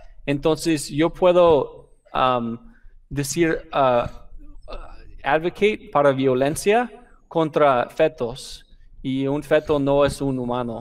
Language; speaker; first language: Spanish; non-native, fluent; English